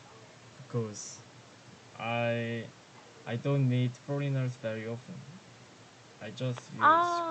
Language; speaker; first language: English; non-native, learner; Korean